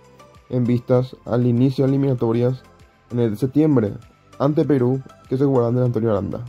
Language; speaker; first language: Spanish; native; Spanish